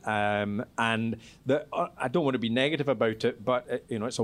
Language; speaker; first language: English; native; English